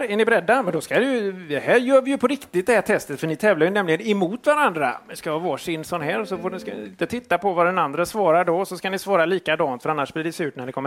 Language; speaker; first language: Swedish; native; Swedish